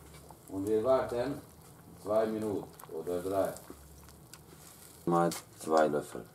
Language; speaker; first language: German; non-native, learner; Hungarian